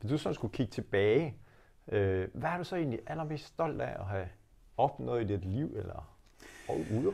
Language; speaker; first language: Danish; native; Danish